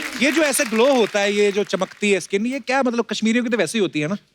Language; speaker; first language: Hindi; native; Hindi